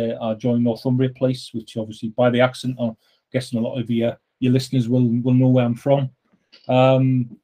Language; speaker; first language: English; native; English